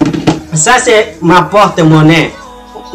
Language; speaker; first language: French; non-native, learner; Portuguese